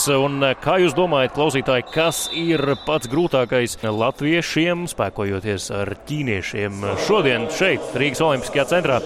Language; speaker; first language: Latvian; native; Latvian